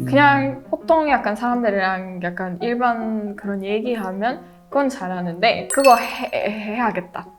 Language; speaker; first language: Korean; non-native, learner; Estonian